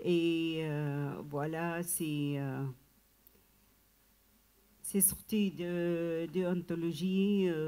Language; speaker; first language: French; non-native, learner; Arabic